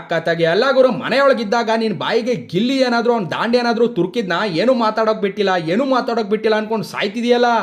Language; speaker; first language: Kannada; native; Kannada